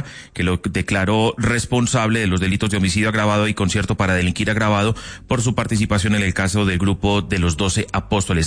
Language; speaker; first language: Spanish; native; Spanish